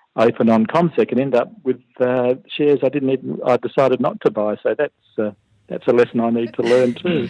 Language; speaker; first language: English; native; English